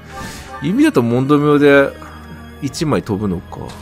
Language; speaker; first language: Japanese; native; Japanese